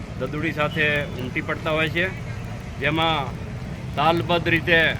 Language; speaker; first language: Gujarati; non-native, local second language; Rathawi